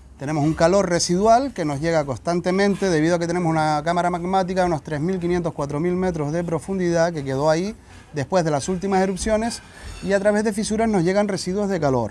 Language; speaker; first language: Spanish; native; Spanish